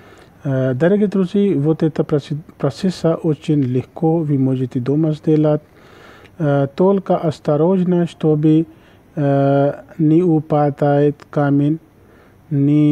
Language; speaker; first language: Russian; non-native, learner; Urdu